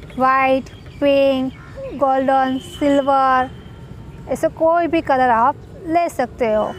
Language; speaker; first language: Hindi; non-native, local second language; Gujarati